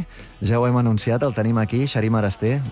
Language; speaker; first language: Catalan; native; Catalan